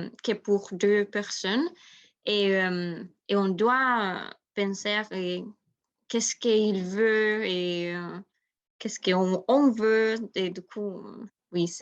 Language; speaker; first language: French; non-native, learner; Spanish